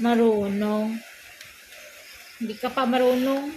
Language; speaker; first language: Filipino; native; Filipino